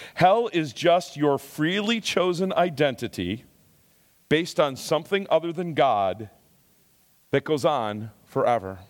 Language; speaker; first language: English; native; English